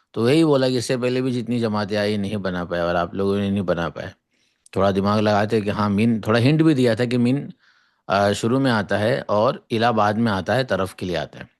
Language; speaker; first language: Urdu; native; Urdu